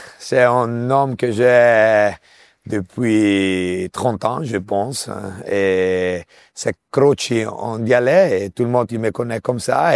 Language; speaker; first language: French; non-native, local second language; Italian